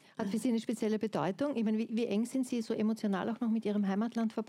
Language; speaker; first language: German; native; German